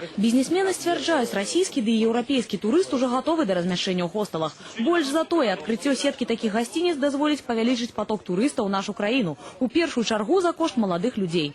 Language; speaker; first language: Belarusian; native; Belarusian